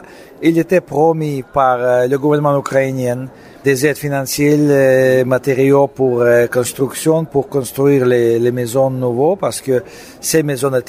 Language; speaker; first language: French; non-native, fluent; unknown